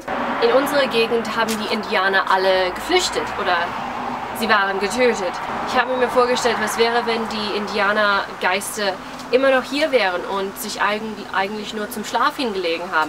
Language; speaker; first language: German; early bilingual, heritage; English